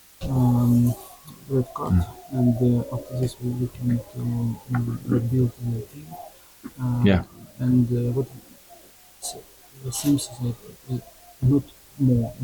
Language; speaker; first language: English; non-native, learner; Ukrainian